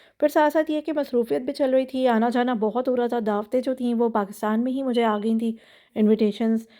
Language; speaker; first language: Urdu; native; Urdu